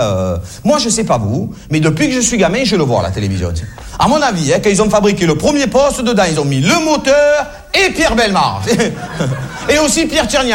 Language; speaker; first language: French; native; French